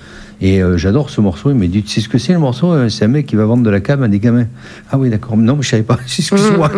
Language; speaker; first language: French; native; French